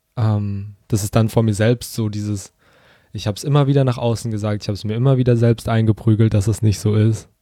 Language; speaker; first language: German; early bilingual, other home language; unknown